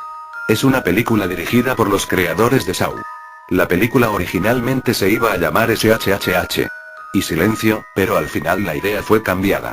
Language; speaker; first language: Spanish; native; Spanish